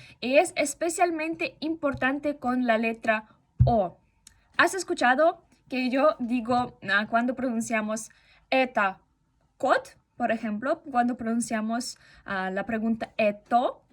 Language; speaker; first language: Spanish; non-native, fluent; Russian